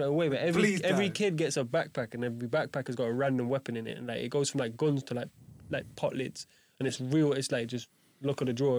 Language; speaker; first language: English; native; English